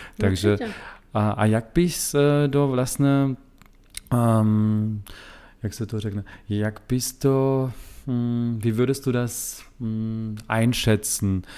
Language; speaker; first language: Czech; non-native, learner; German